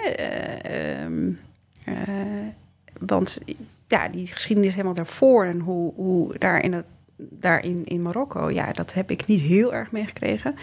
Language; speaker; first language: Dutch; early bilingual, other home language; Riffian